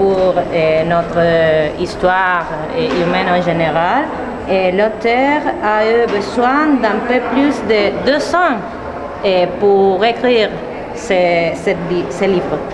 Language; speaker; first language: French; non-native, learner; Spanish